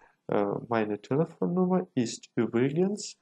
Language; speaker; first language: German; non-native, fluent; Ukrainian